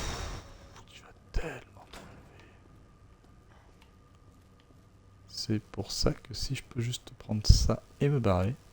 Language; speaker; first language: French; native; French